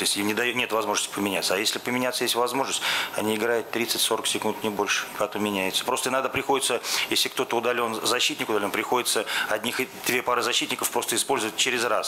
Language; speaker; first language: Russian; native; Russian